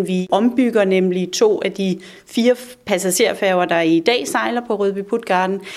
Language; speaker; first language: Danish; native; Danish